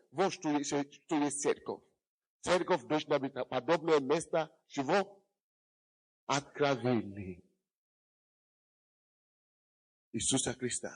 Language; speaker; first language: Russian; non-native, fluent; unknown